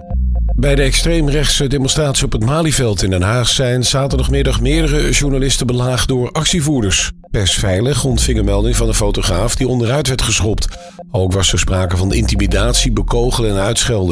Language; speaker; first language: Dutch; native; Dutch